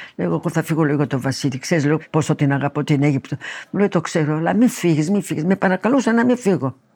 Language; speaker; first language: Greek; early bilingual, heritage; Greek